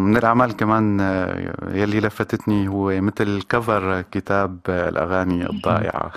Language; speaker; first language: Arabic; native; Arabic